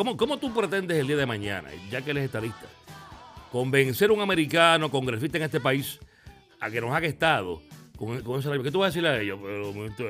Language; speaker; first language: Spanish; native; Spanish